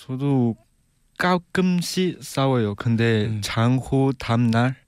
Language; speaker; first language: Korean; non-native, learner; Chinese